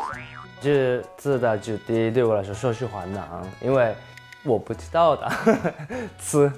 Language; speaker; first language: Chinese; non-native, learner; Japanese